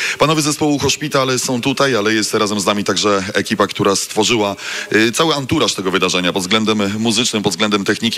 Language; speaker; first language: Polish; native; Polish